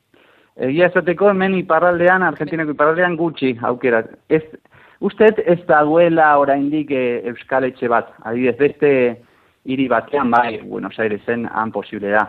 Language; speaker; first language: Basque; non-native, fluent; Spanish